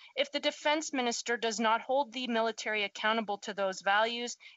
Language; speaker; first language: English; native; English